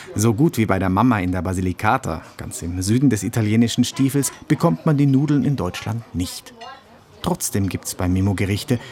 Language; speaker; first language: German; native; German